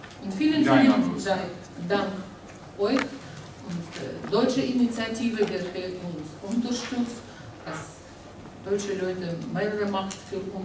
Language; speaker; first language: German; non-native, learner; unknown